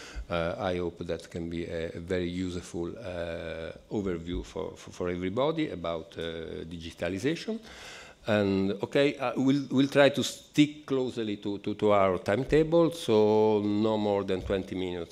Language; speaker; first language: English; non-native, fluent; Italian